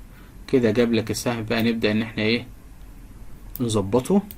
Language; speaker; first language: Arabic; native; Arabic